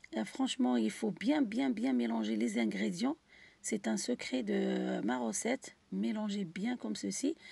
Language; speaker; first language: French; non-native, local second language; Arabic